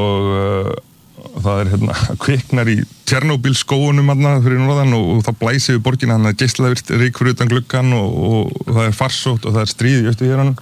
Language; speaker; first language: Icelandic; native; Icelandic